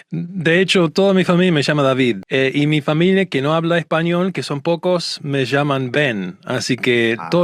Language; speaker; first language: Spanish; non-native, fluent; English